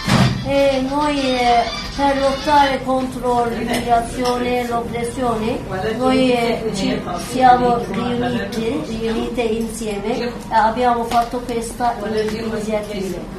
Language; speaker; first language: Italian; non-native, learner; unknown